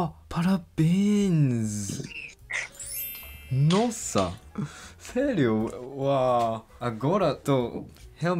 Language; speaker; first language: Portuguese; non-native, fluent; Japanese